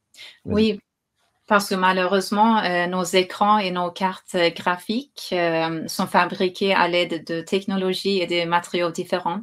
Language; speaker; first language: French; non-native, fluent; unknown